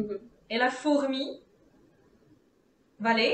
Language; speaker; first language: French; non-native, fluent; Czech